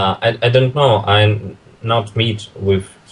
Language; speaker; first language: English; non-native, learner; Russian